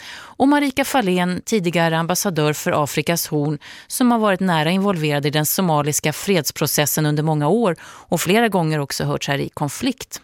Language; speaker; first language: Swedish; native; Swedish